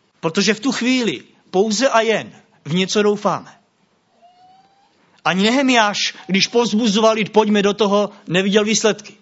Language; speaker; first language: Czech; native; Czech